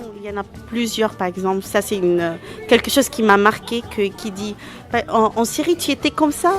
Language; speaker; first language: French; non-native, fluent; Arabic